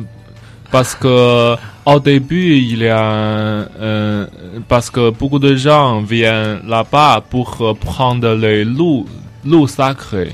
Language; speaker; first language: French; non-native, learner; Chinese